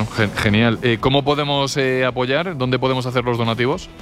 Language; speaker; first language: Spanish; native; Spanish